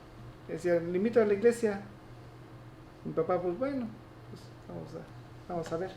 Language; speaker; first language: Spanish; native; Spanish